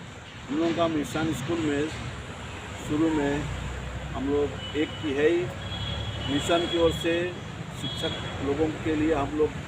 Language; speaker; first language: Hindi; non-native, local second language; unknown